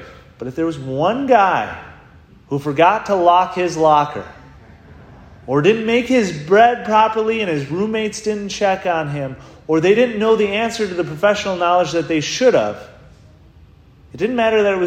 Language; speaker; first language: English; native; English